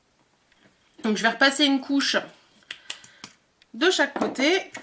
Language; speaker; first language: French; native; French